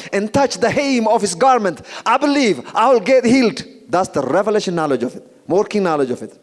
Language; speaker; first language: English; non-native, local second language; Amharic